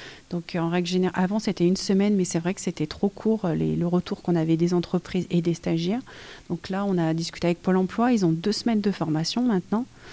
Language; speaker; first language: French; native; French